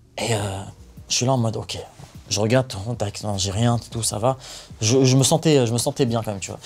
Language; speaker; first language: French; native; French